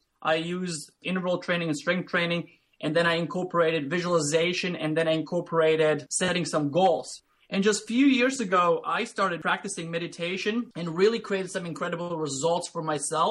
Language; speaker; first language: English; non-native, fluent; Latvian